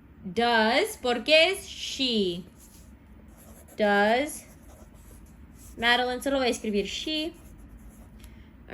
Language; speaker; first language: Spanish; non-native, fluent; English